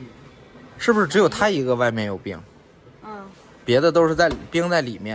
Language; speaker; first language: Chinese; native; Chinese